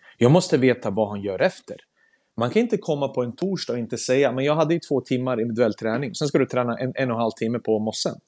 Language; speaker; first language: Swedish; early bilingual, other home language; Serbian